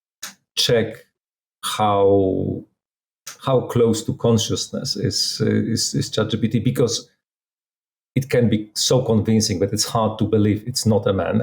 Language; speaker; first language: English; non-native, fluent; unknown